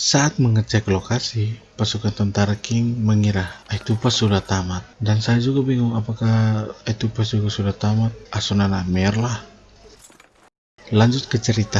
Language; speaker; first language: Indonesian; native; Indonesian